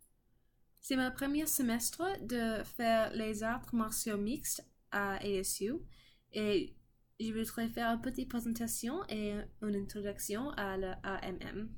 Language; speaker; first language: French; non-native, learner; English